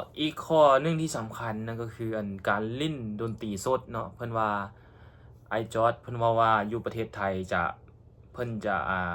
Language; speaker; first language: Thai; non-native, local second language; Northeastern Thai